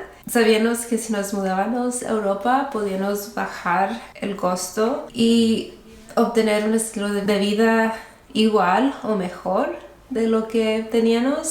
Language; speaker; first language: Spanish; early bilingual, heritage; Spanish